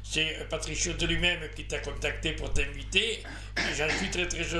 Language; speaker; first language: French; native; French